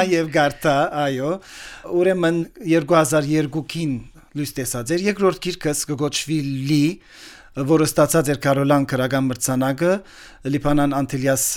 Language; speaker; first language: Armenian; early bilingual, heritage; Armenian